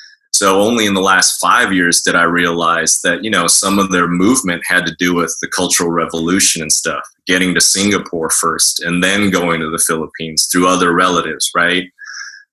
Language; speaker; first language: English; native; English